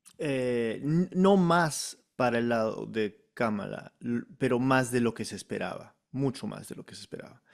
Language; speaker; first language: Spanish; early bilingual, heritage; Spanish